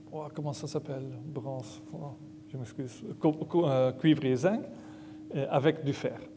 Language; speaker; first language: French; non-native, learner; Dutch